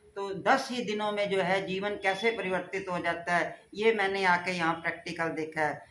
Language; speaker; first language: Hindi; native; Hindi